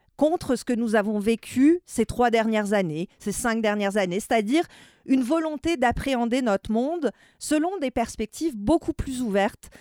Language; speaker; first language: French; native; French